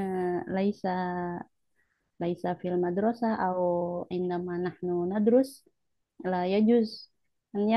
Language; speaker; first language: Arabic; non-native, learner; Indonesian